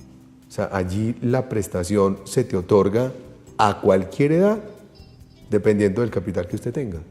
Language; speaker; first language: Spanish; native; Spanish